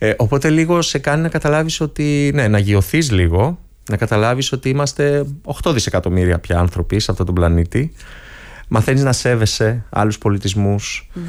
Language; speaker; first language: Greek; native; Greek